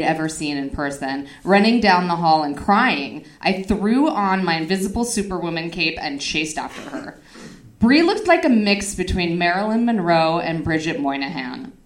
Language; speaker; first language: English; native; English